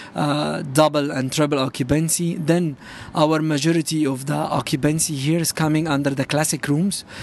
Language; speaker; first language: English; non-native, fluent; Arabic